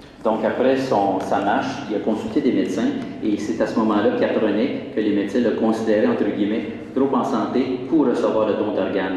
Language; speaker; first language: French; native; French